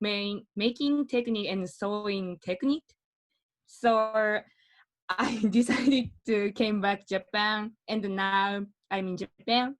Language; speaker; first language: English; non-native, learner; Japanese